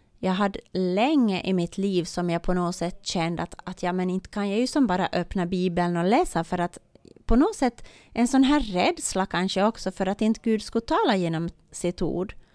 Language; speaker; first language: Swedish; native; Swedish